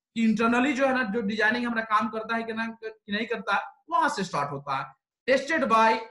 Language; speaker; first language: Hindi; native; Hindi